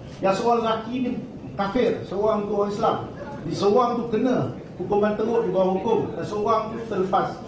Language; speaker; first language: Malay; non-native, local second language; Chinese